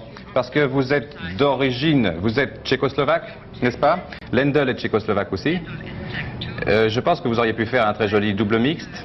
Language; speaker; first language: French; native; French